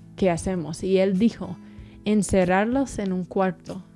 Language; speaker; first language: Spanish; non-native, fluent; English